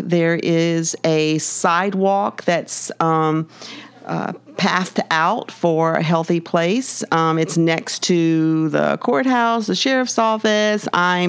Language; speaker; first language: English; native; English